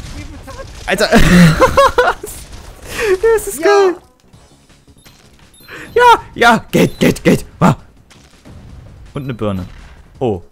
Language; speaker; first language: German; native; German